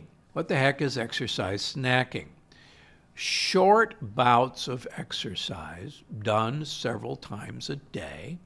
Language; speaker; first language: English; native; English